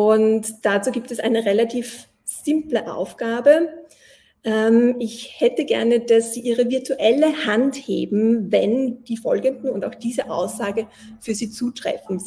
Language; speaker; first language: German; native; German